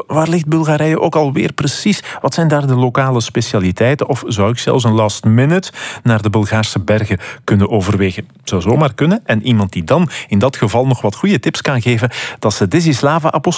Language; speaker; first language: Dutch; native; Dutch